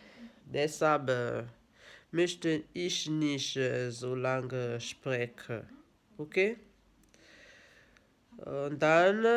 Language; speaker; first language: German; non-native, learner; French